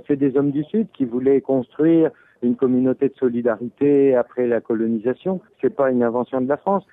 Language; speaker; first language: French; native; French